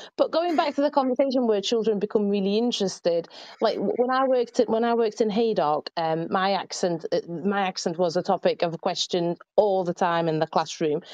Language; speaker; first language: English; early bilingual, other home language; Arabic